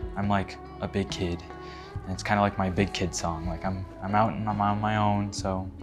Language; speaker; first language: English; native; English